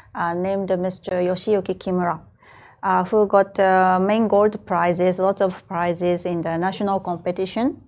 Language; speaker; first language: English; non-native, fluent; Japanese